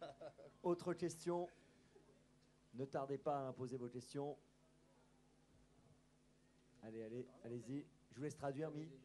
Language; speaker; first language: French; native; French